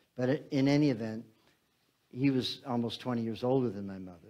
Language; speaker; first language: English; native; English